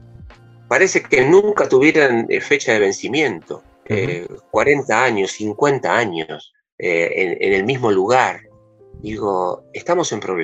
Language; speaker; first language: Spanish; native; Spanish